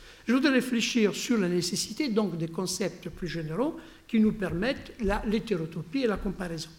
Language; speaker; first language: French; non-native, fluent; Italian